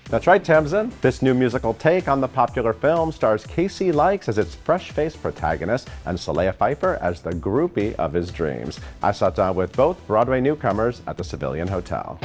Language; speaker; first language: English; native; English